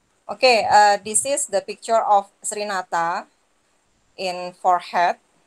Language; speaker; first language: English; non-native, learner; Indonesian